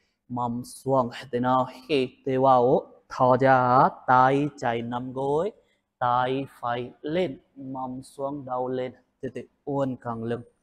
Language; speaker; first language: Vietnamese; non-native, learner; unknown